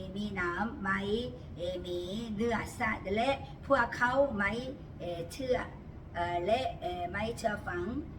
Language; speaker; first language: Thai; non-native, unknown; Korean